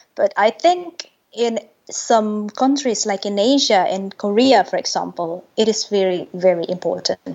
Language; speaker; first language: English; non-native, fluent; Indonesian